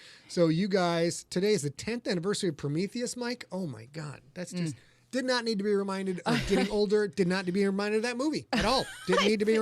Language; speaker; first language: English; native; English